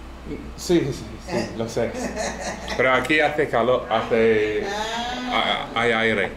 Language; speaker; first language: Spanish; non-native, learner; English